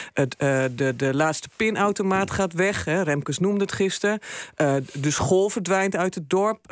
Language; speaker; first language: Dutch; native; Dutch